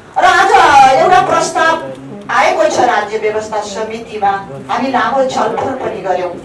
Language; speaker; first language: Nepali; native; Nepali